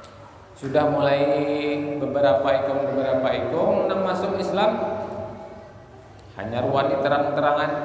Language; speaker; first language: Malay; non-native, local second language; Banjar